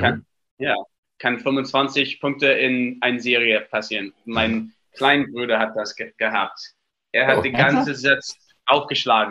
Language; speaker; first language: German; non-native, learner; English